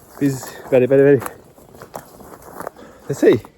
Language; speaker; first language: Portuguese; native; Portuguese